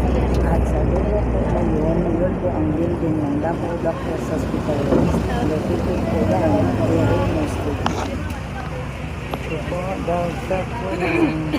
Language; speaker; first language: Filipino; non-native, local second language; Cebuano